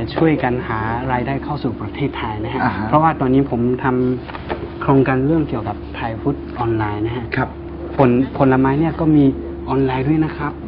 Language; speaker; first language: Thai; non-native, fluent; Chinese